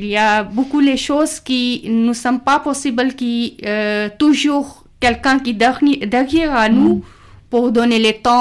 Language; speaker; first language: French; non-native, learner; Urdu